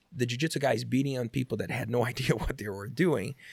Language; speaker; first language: English; non-native, fluent; Portuguese